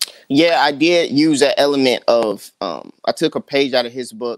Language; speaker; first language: English; native; English